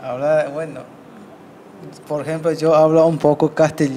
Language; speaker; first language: Spanish; non-native, learner; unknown